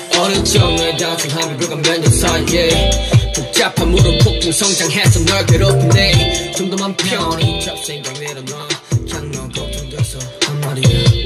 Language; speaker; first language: Korean; early bilingual, heritage; Korean